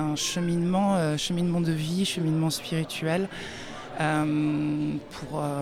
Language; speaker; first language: French; native; French